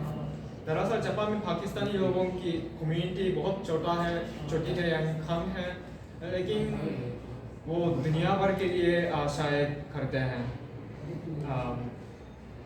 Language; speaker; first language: Hindi; non-native, fluent; Japanese